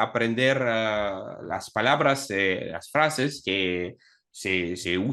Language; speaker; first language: Spanish; non-native, fluent; Russian